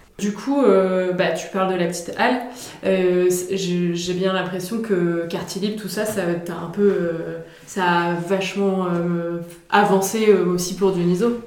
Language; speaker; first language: French; native; French